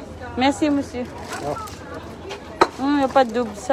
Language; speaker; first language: French; non-native, learner; Filipino